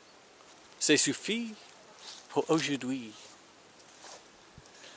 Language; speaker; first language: French; non-native, learner; English